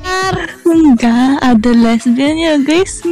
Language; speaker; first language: Indonesian; non-native, learner; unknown